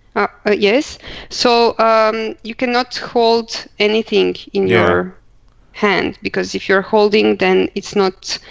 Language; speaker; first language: English; non-native, fluent; Croatian